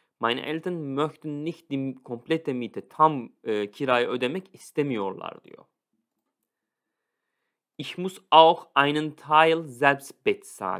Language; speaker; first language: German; non-native, fluent; Turkish